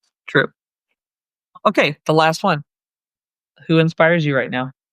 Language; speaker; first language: English; native; English